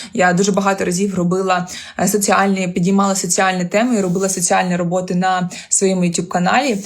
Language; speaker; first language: Ukrainian; non-native, local second language; Russian